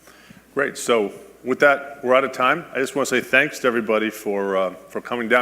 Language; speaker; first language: English; native; English